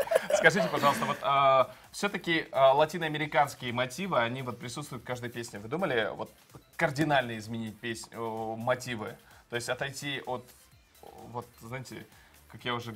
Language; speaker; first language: Russian; native; Russian